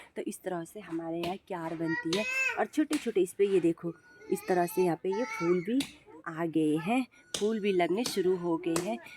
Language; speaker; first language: Hindi; non-native, local second language; Garhwali